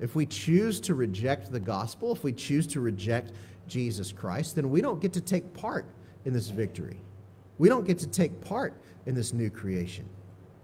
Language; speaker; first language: English; native; English